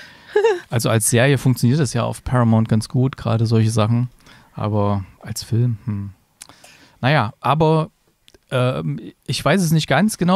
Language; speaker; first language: German; native; German